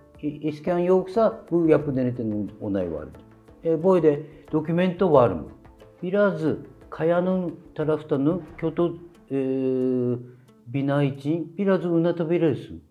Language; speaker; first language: Turkish; non-native, fluent; Japanese